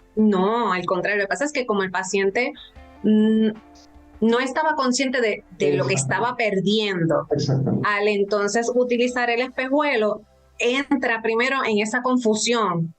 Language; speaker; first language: Spanish; native; Spanish